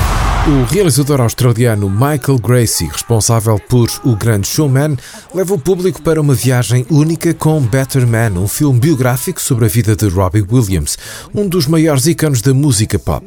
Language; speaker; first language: Portuguese; native; Portuguese